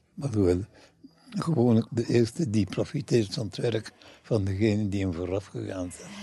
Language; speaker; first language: Dutch; non-native, fluent; English